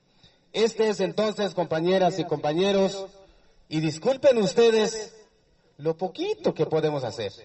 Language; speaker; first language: Spanish; non-native, local second language; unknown